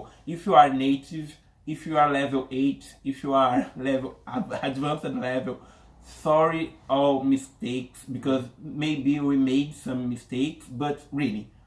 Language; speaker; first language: English; non-native, learner; Portuguese